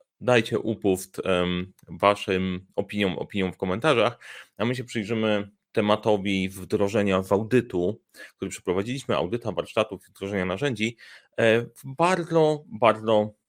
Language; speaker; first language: Polish; native; Polish